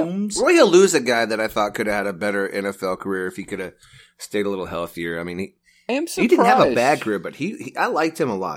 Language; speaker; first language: English; native; English